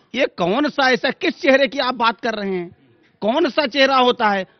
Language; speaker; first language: Hindi; native; Hindi